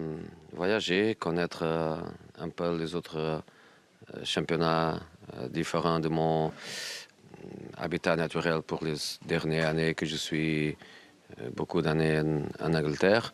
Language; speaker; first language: French; non-native, learner; Portuguese